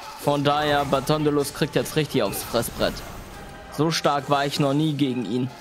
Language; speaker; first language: German; native; German